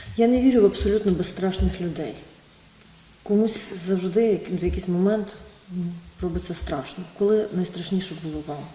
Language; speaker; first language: Ukrainian; native; Ukrainian